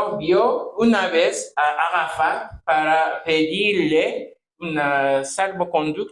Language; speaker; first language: Spanish; non-native, fluent; Japanese